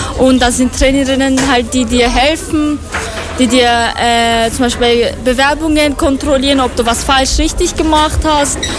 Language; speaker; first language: German; non-native, fluent; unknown